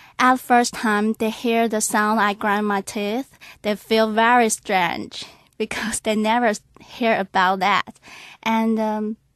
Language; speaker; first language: English; non-native, learner; Chinese